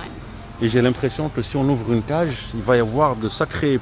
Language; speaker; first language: French; native; French